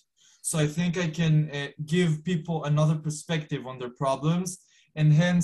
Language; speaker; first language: English; non-native, fluent; Hebrew